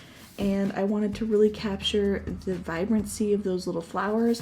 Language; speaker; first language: English; native; English